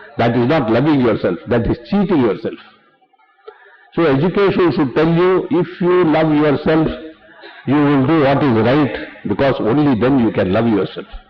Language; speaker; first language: English; non-native, local second language; Tamil